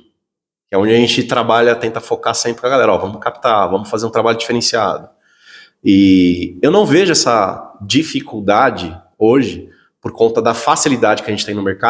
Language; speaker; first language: Portuguese; native; Portuguese